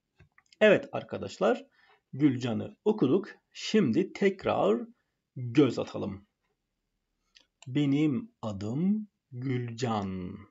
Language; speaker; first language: Turkish; non-native, fluent; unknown